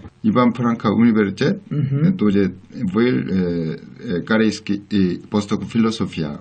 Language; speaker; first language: Russian; non-native, learner; Korean